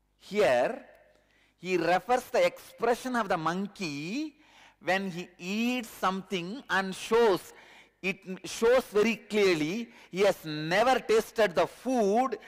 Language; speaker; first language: English; non-native, local second language; Tamil